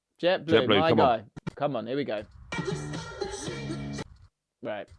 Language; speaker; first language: English; native; English